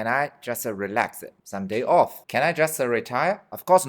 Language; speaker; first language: English; non-native, fluent; Chinese